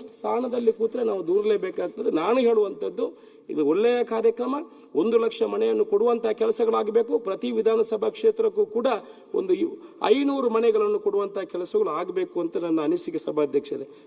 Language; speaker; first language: Kannada; non-native, local second language; Tulu